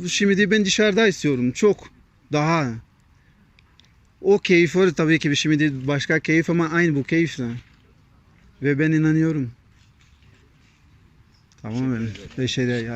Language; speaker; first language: Turkish; non-native, learner; Portuguese